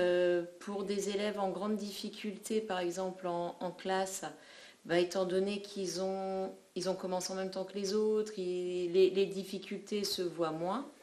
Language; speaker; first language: French; native; French